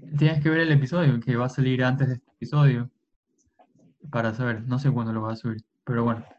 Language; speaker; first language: Spanish; native; Spanish